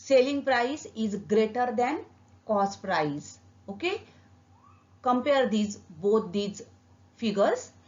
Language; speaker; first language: English; non-native, local second language; Marathi